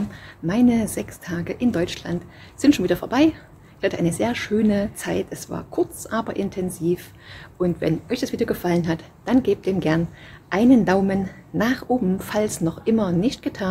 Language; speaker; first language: German; native; German